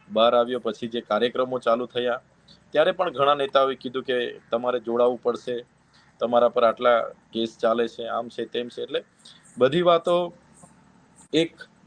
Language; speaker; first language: Gujarati; non-native, local second language; Vasavi